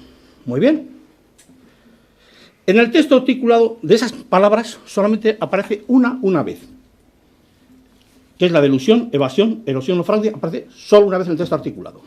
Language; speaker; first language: Spanish; native; Spanish